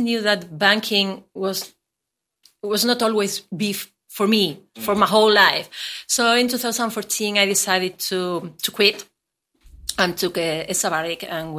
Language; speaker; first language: English; non-native, fluent; Spanish